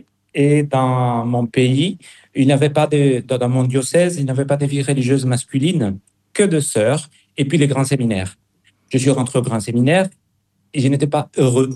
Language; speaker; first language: French; non-native, fluent; Spanish